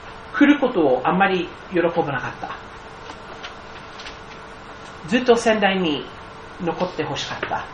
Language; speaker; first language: Japanese; non-native, fluent; English